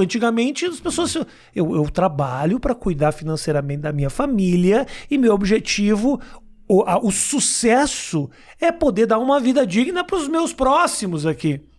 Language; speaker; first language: Portuguese; native; Portuguese